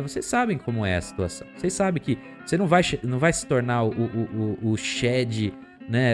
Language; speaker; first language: Portuguese; native; Portuguese